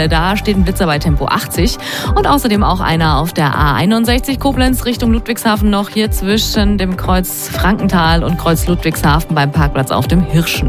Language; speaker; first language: German; native; German